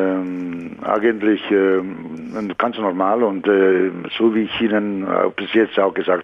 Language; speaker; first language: German; non-native, fluent; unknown